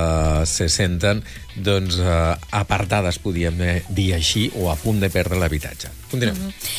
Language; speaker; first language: Catalan; native; Catalan